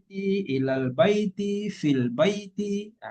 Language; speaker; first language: Malay; native; Malay